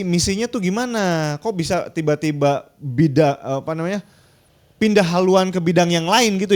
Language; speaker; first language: Indonesian; native; Indonesian